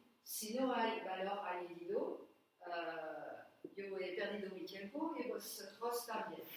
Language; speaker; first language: Spanish; non-native, learner; French